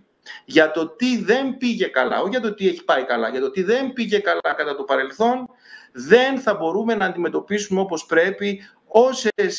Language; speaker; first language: Greek; native; Greek